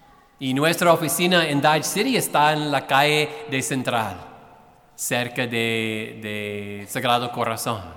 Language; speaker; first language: Spanish; non-native, fluent; English